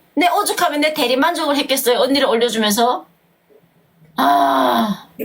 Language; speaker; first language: Korean; native; Korean